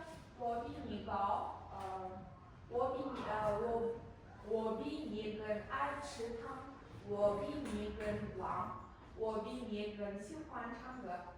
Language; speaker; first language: Chinese; non-native, learner; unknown